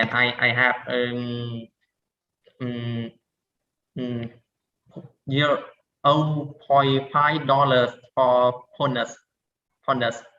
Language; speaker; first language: English; non-native, learner; Vietnamese